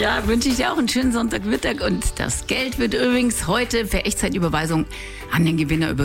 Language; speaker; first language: German; native; German